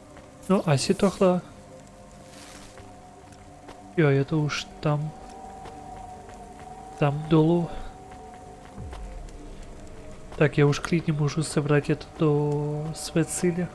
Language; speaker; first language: Czech; non-native, learner; Ukrainian